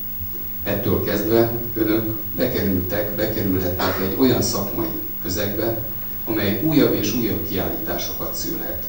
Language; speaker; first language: Hungarian; native; Hungarian